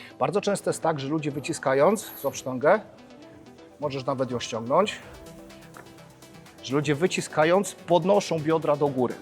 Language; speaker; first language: Polish; native; Polish